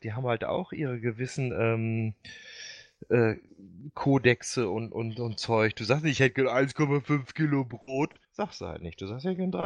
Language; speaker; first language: German; native; German